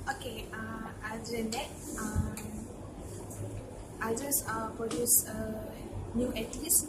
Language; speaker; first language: English; non-native, local second language; Malay